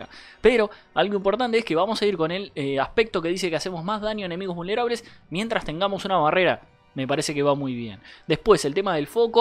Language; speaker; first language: Spanish; native; Spanish